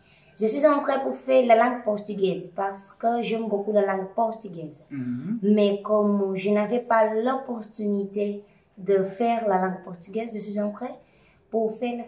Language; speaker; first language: French; non-native, fluent; Portuguese